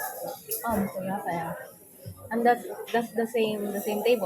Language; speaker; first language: English; non-native, local second language; Filipino